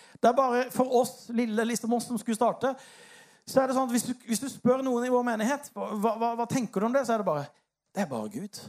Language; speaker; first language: Norwegian; native; Norwegian